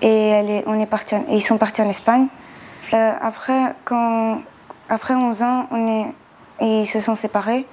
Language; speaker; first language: French; early bilingual, other home language; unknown